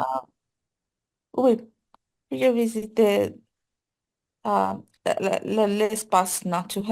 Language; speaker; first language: French; non-native, learner; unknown